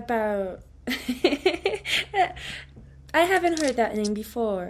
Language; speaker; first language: English; non-native, fluent; French